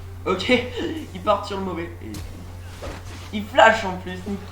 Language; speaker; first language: French; native; French